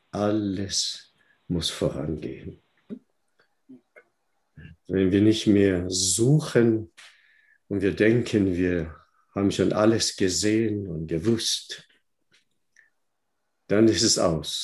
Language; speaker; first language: German; non-native, fluent; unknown